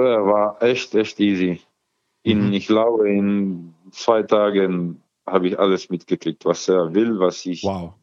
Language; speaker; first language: German; non-native, learner; Croatian